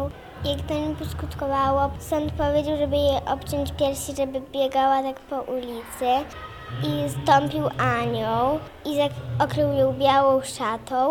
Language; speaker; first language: Polish; native; Polish